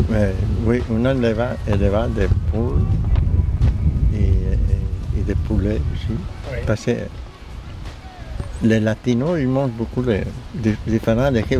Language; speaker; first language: French; non-native, learner; Spanish